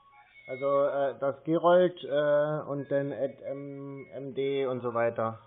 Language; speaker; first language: German; native; German